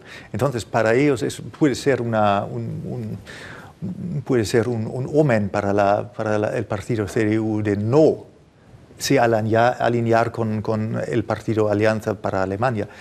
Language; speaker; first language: Spanish; non-native, fluent; German